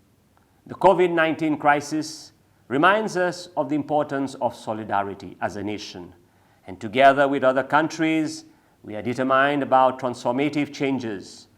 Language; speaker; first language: English; non-native, local second language; Seselwa Creole French